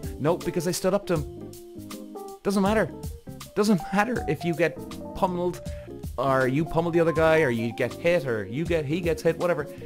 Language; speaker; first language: English; native; English